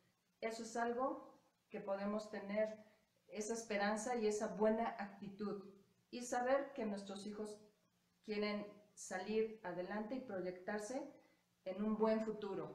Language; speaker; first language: Spanish; native; Spanish